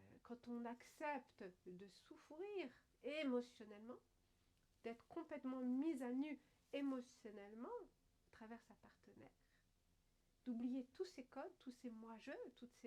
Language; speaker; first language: French; native; French